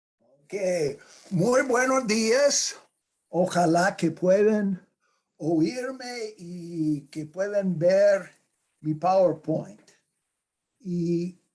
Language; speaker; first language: Spanish; non-native, fluent; English